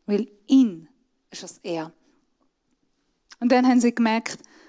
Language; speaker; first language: German; non-native, fluent; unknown